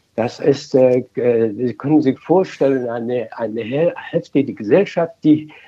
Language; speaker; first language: German; non-native, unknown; Persian